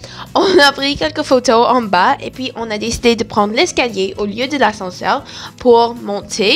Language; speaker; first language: French; non-native, learner; English